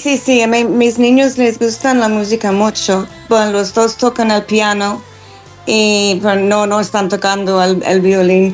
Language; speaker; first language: Spanish; non-native, fluent; English